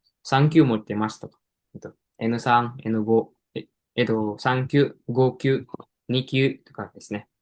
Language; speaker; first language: Japanese; non-native, fluent; Indonesian